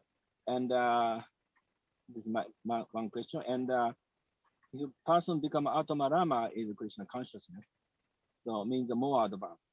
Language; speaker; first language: English; non-native, learner; Japanese